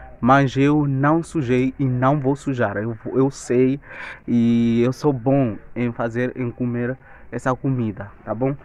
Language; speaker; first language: Portuguese; non-native, local second language; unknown